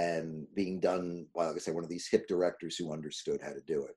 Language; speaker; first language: English; native; English